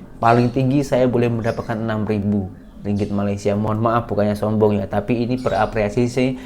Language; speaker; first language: Indonesian; native; Indonesian